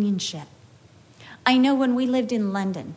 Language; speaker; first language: English; native; English